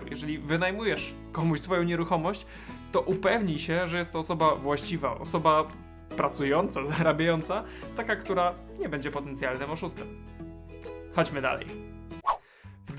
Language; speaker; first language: Polish; native; Polish